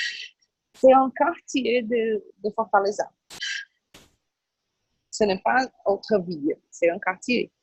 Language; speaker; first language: French; non-native, learner; Portuguese